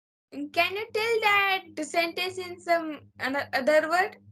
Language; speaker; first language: English; non-native, learner; Marathi